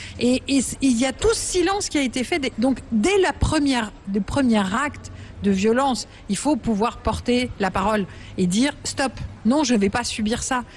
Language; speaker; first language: French; native; French